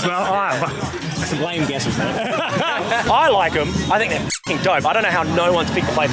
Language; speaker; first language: English; native; English